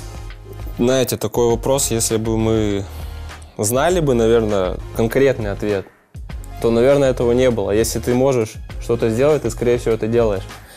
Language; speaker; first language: Russian; native; Russian